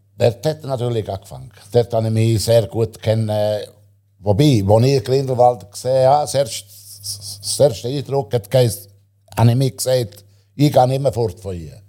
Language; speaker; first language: German; non-native, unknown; Italian